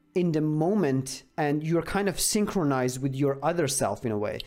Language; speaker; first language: English; non-native, fluent; Persian